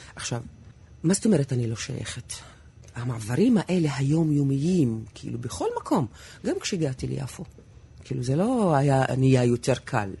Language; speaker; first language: Hebrew; non-native, local second language; Arabic